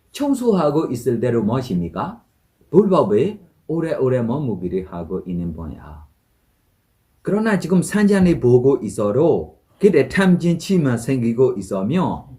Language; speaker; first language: Korean; non-native, fluent; Burmese